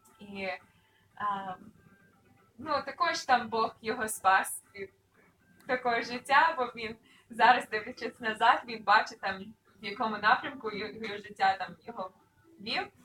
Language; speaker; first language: Ukrainian; early bilingual, other home language; English